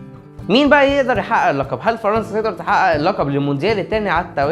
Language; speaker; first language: Arabic; native; Arabic